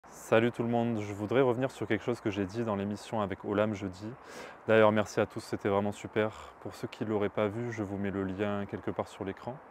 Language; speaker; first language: French; native; French